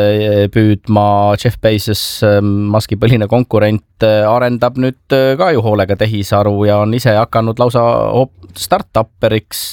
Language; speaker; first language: Estonian; native; Estonian